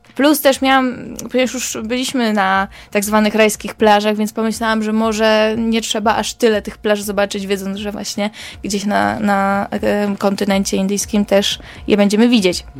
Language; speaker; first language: Polish; native; Polish